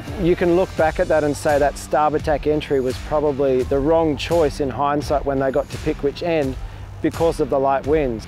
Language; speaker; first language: English; native; English